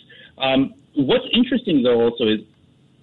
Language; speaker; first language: English; non-native, local second language; Filipino